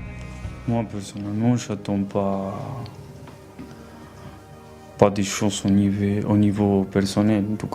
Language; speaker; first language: French; non-native, fluent; Spanish